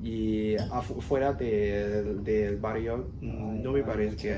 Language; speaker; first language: Spanish; non-native, learner; Cantonese